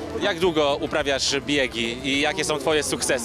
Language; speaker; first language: Polish; native; Polish